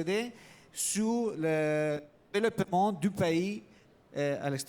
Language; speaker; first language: French; non-native, learner; Italian